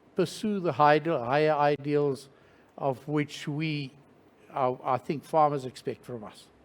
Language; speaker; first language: English; non-native, local second language; Afrikaans